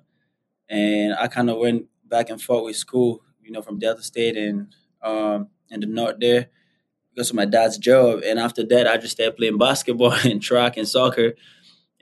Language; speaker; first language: English; non-native, local second language; Igbo